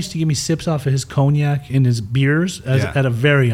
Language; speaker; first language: English; early bilingual, other home language; German